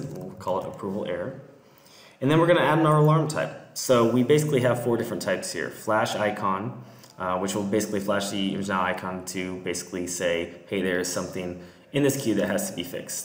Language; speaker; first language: English; native; English